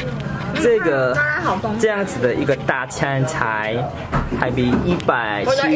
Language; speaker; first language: Chinese; non-native, fluent; Korean